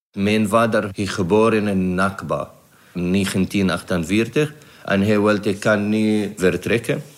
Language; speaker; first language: Dutch; non-native, learner; Arabic